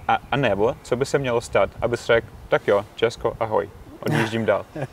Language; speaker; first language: Czech; non-native, fluent; Russian